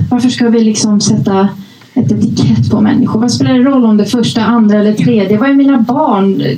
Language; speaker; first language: Swedish; early bilingual, other home language; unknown